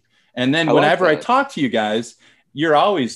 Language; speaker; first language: English; native; English